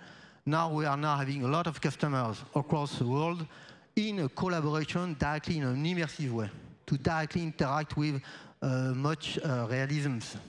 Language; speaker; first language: English; non-native, fluent; French